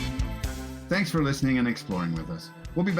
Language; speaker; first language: English; native; English